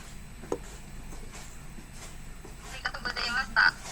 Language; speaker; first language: Japanese; non-native, learner; Indonesian